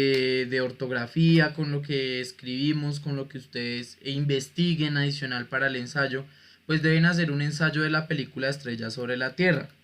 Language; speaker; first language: Spanish; native; Spanish